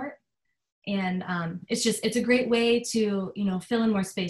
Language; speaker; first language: English; native; English